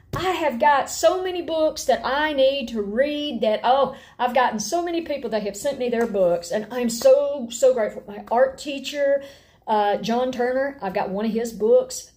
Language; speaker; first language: English; native; English